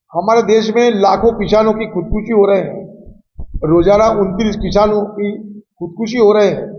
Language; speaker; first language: Hindi; non-native, local second language; Bangla